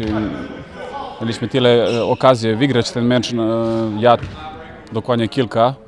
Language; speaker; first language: Polish; non-native, fluent; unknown